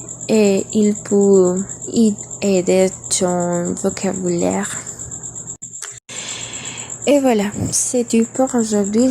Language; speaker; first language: French; non-native, learner; Spanish